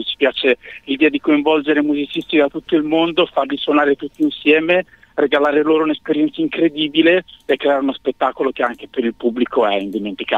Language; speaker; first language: Italian; native; Italian